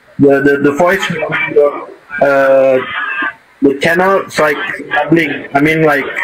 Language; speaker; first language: English; non-native, learner; Indonesian